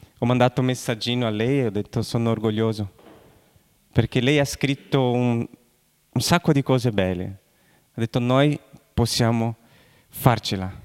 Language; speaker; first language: Italian; non-native, fluent; Portuguese